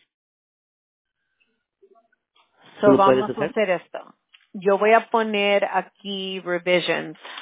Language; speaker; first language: Spanish; early bilingual, heritage; Spanish